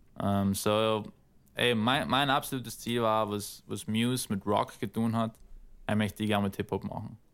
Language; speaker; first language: German; native; German